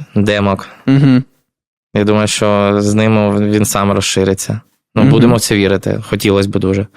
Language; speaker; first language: Ukrainian; non-native, local second language; Russian